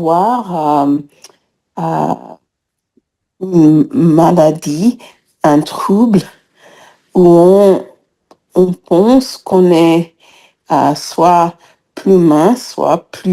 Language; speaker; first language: French; non-native, fluent; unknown